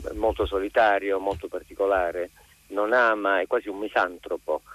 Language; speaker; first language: Italian; native; Italian